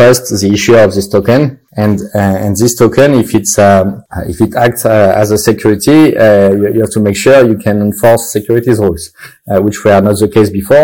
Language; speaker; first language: English; non-native, fluent; French